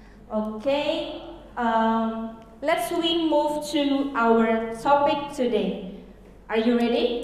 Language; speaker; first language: English; non-native, learner; Indonesian